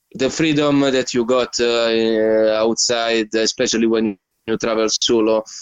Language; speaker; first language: English; non-native, learner; Italian